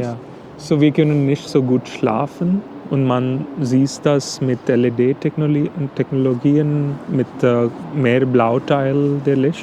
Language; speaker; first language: German; non-native, fluent; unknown